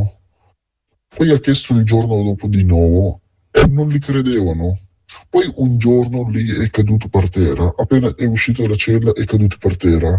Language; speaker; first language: Italian; non-native, fluent; Arabic